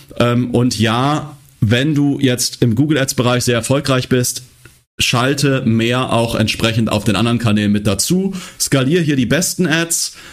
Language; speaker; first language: German; native; German